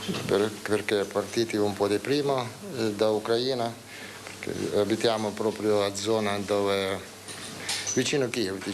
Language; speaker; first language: Italian; non-native, learner; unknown